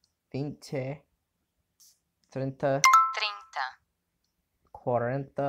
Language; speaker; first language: Portuguese; non-native, learner; English